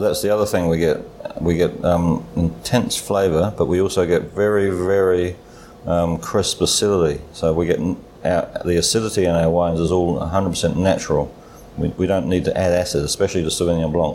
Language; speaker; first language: English; native; English